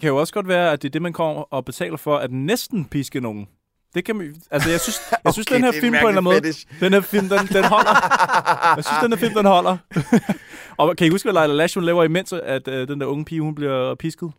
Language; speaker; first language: Danish; native; Danish